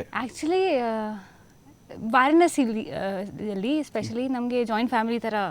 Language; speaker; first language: Kannada; non-native, fluent; Hindi